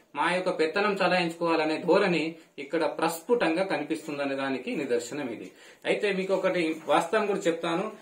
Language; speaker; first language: Telugu; non-native, local second language; Lambadi